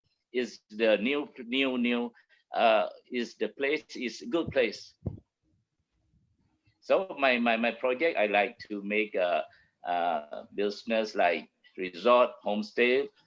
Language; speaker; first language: English; non-native, learner; Malay